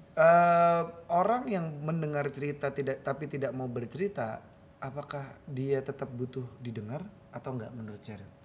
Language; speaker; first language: Indonesian; native; Indonesian